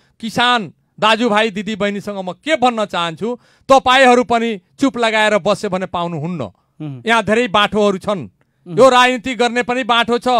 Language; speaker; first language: Nepali; non-native, local second language; Bhojpuri